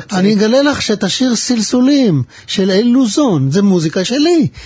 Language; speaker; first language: Hebrew; native; Hebrew